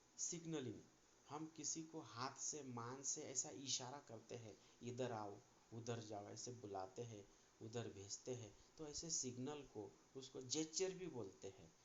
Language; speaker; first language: Hindi; non-native, local second language; Marathi